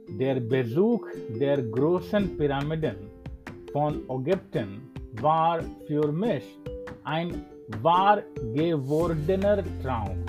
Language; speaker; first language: German; non-native, learner; English